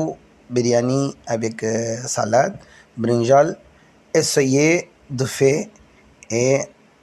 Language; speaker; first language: French; non-native, learner; Tamil